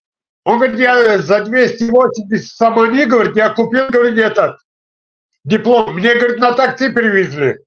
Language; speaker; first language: Russian; non-native, local second language; Tajik